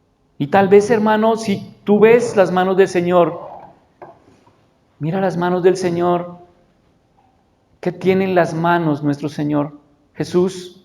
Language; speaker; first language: Spanish; native; Spanish